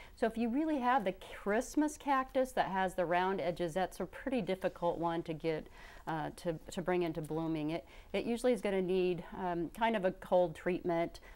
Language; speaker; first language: English; native; English